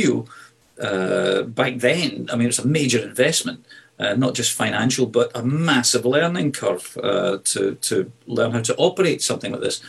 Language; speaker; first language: English; native; English